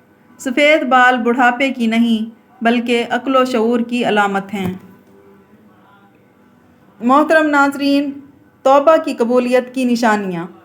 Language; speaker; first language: Urdu; native; Urdu